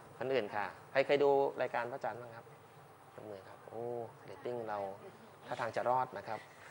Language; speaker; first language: Thai; native; Thai